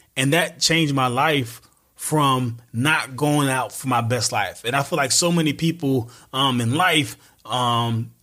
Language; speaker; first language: English; native; English